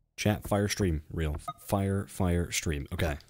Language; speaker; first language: English; native; English